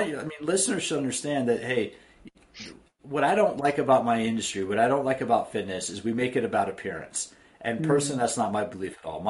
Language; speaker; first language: English; native; English